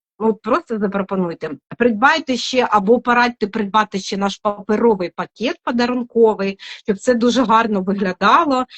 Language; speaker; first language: Ukrainian; non-native, local second language; Russian